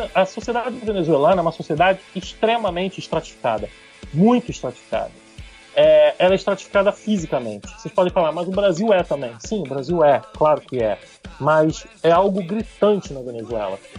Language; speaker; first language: Portuguese; native; Portuguese